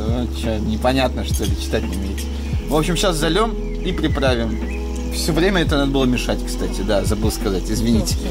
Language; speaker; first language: Russian; native; Russian